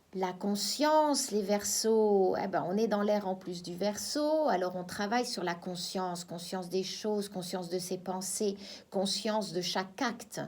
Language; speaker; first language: French; native; French